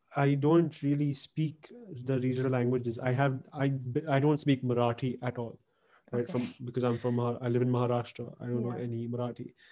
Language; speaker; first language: English; native; English